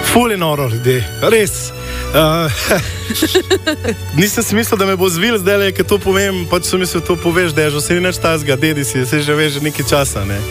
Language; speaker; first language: Slovenian; native; Slovenian